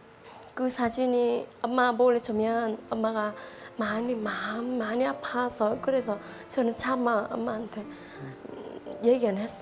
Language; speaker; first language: Korean; non-native, learner; Vietnamese